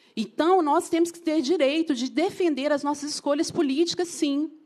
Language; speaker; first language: Portuguese; native; Portuguese